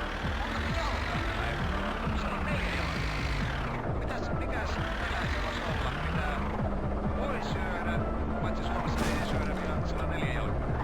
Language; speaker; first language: Finnish; native; Finnish